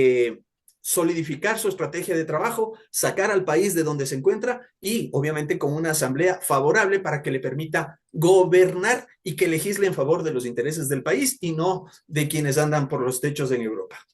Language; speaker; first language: Spanish; native; Spanish